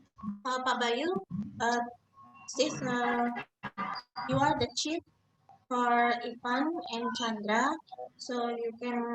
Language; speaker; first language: English; non-native, fluent; Indonesian